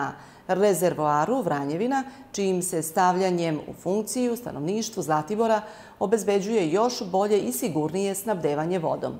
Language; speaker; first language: Serbian; native; Serbian